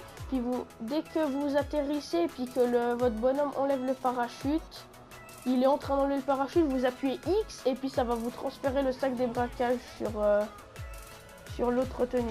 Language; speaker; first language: French; native; French